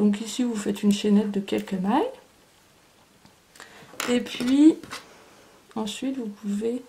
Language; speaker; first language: French; native; French